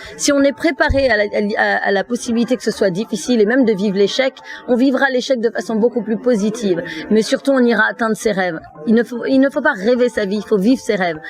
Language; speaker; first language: French; early bilingual, other home language; Fula